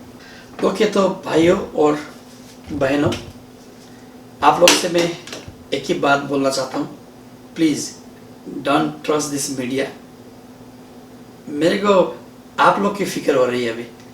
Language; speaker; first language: Hindi; non-native, learner; Nepali